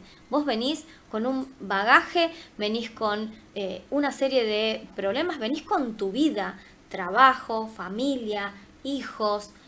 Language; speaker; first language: Spanish; native; Spanish